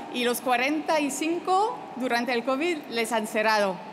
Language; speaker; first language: Spanish; non-native, fluent; French